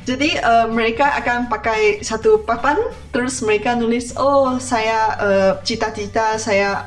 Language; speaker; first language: Indonesian; non-native, fluent; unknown